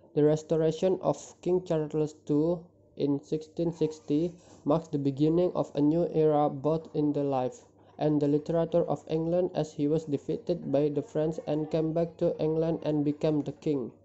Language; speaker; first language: English; non-native, fluent; Indonesian